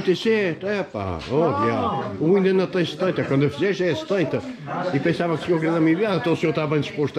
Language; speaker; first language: Portuguese; native; Portuguese